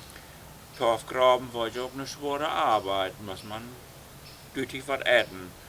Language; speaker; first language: German; non-native, local second language; Low German